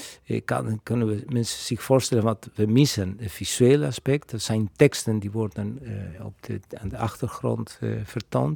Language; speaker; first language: Dutch; non-native, fluent; Spanish